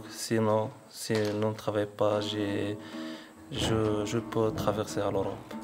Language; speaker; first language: French; non-native, learner; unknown